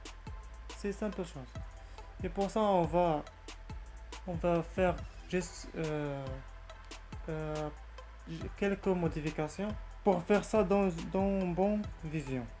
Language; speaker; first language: French; non-native, learner; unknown